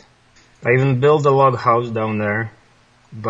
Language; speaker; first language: English; non-native, fluent; Polish